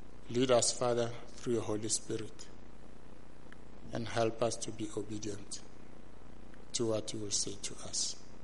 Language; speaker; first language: English; non-native, local second language; Tswana